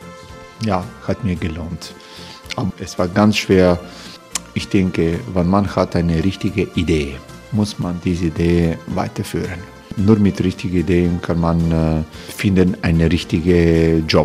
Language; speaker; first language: German; non-native, learner; Croatian